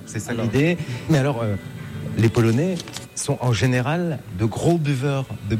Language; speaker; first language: French; native; French